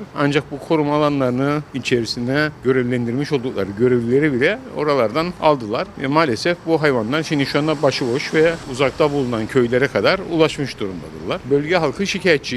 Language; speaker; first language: Turkish; native; Turkish